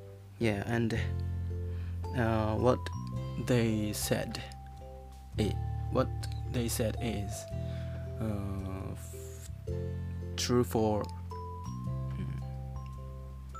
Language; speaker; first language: English; non-native, learner; Japanese